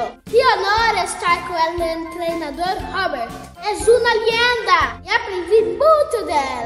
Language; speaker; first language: Spanish; non-native, learner; Portuguese